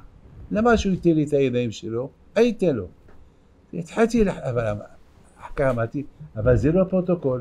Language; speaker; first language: Hebrew; non-native, fluent; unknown